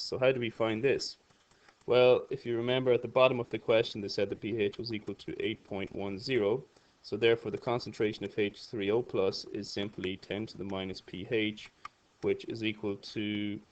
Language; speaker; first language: English; native; English